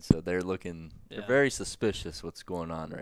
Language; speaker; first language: English; native; English